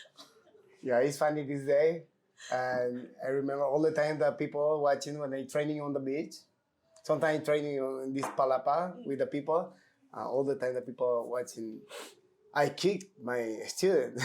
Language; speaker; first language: English; non-native, learner; Spanish